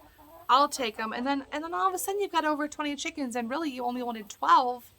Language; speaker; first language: English; native; English